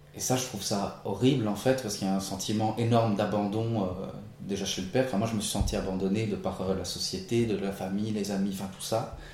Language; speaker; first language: French; native; French